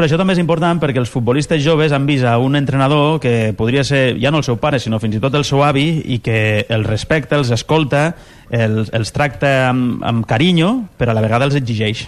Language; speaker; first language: Catalan; native; Catalan